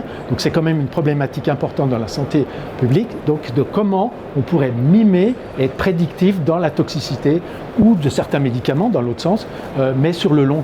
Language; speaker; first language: French; native; French